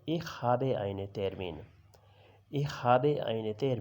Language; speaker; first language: German; non-native, learner; Urdu